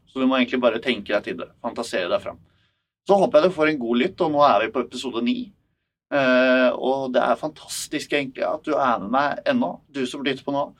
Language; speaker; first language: Norwegian; native; Norwegian